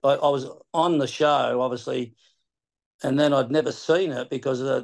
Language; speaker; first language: English; native; English